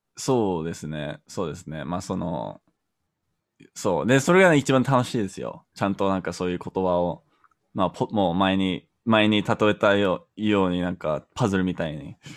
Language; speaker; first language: Japanese; non-native, fluent; English